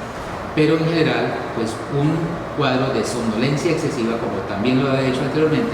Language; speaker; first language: Spanish; native; Spanish